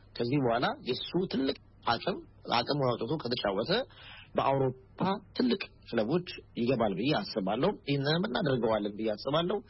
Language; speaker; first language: Amharic; native; Amharic